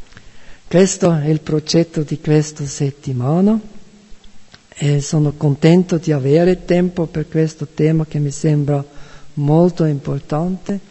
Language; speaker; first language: Italian; non-native, fluent; German